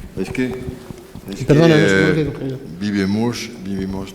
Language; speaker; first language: Spanish; non-native, learner; French